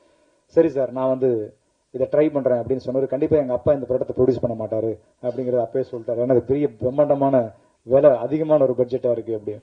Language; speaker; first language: Tamil; native; Tamil